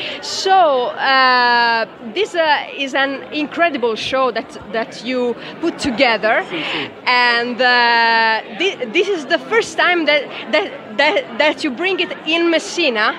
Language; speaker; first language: English; non-native, fluent; Italian